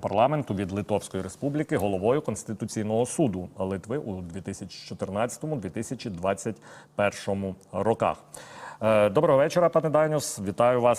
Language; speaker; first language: Ukrainian; native; Ukrainian